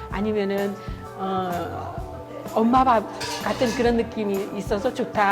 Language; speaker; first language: Korean; native; Korean